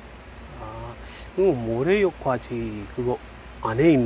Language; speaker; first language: Korean; non-native, learner; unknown